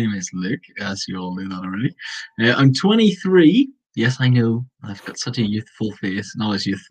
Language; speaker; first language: English; native; English